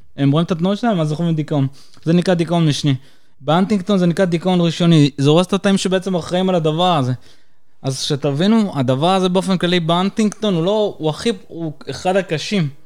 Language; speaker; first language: Hebrew; early bilingual, other home language; Russian